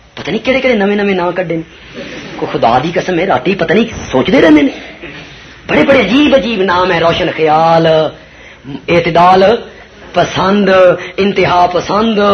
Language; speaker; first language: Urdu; non-native, local second language; Punjabi